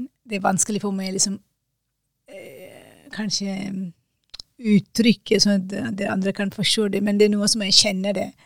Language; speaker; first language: Norwegian; non-native, fluent; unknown